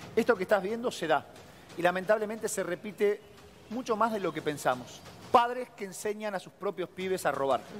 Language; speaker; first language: Spanish; native; Spanish